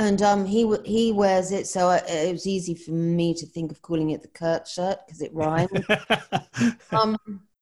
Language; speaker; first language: English; native; English